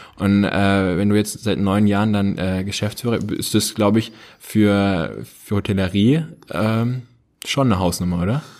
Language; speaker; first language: German; native; German